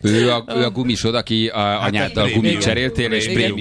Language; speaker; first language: Hungarian; native; Hungarian